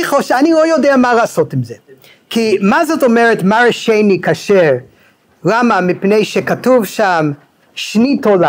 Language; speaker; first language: Hebrew; non-native, fluent; English